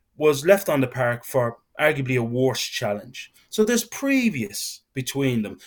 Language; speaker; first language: English; native; English